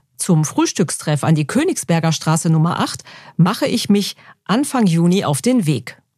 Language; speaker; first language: German; native; German